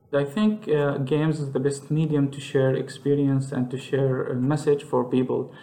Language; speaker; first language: English; non-native, fluent; Arabic